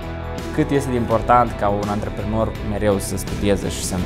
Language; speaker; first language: Romanian; native; Romanian